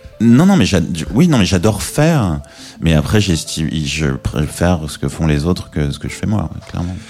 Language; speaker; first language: French; native; French